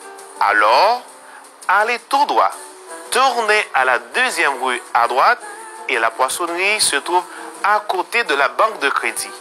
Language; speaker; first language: French; non-native, learner; Spanish